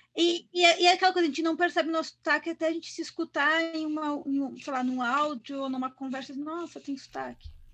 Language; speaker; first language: Portuguese; native; Portuguese